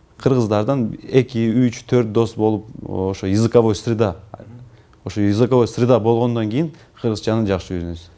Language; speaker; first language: Kyrgyz; non-native, local second language; Turkish